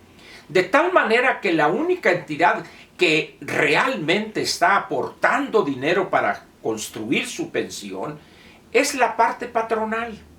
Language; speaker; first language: Spanish; native; Spanish